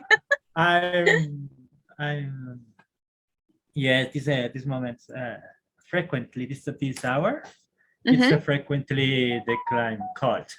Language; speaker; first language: English; non-native, learner; Spanish